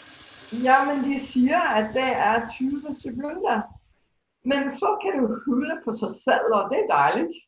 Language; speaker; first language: Danish; non-native, fluent; English